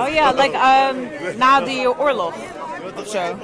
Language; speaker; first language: Dutch; non-native, fluent; English